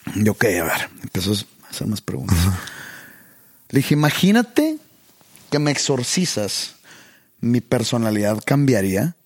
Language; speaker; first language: Spanish; native; Spanish